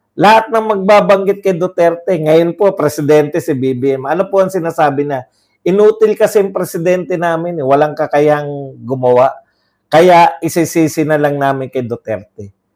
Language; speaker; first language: Filipino; non-native, local second language; Iloko